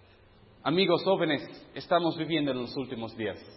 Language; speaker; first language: Spanish; non-native, fluent; English